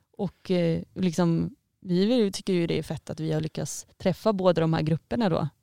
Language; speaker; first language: Swedish; native; Swedish